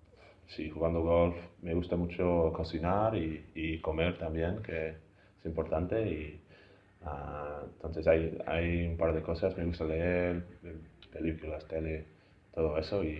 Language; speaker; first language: Spanish; non-native, fluent; English